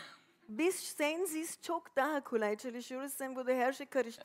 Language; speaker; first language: Turkish; non-native, fluent; German